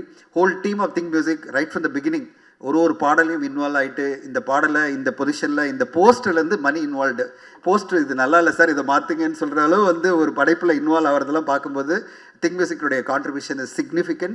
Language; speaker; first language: Tamil; native; Tamil